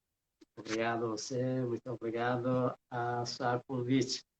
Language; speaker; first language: Portuguese; non-native, fluent; Persian